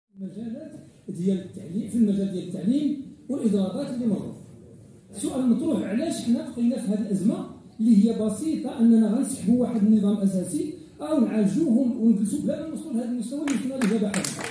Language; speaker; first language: Arabic; native; Arabic